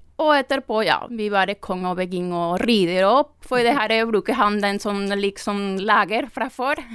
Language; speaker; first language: Norwegian; non-native, learner; Spanish